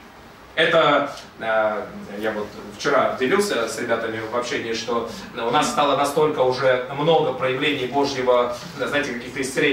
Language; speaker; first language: Russian; native; Russian